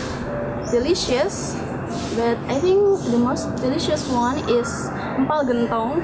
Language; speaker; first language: English; non-native, learner; Indonesian